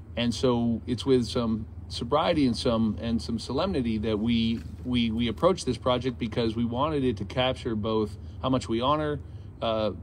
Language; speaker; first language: English; native; English